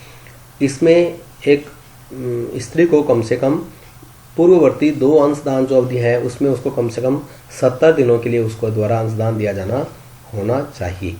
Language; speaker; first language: Hindi; native; Hindi